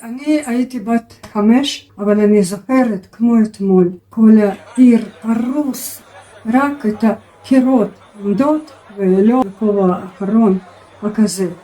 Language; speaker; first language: Hebrew; non-native, fluent; Russian